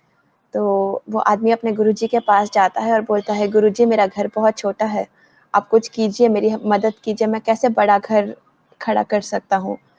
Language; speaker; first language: Hindi; native; Hindi